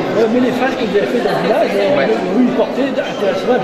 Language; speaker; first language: French; native; French